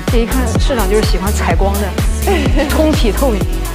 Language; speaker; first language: Chinese; native; Chinese